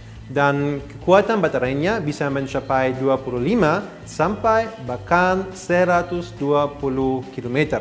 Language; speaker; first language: Indonesian; non-native, fluent; German